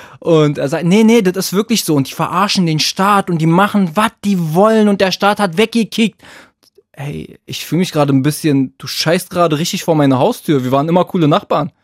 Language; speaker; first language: German; early bilingual, other home language; Arabic